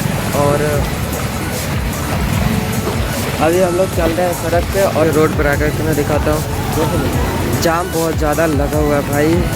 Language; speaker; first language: Hindi; non-native, local second language; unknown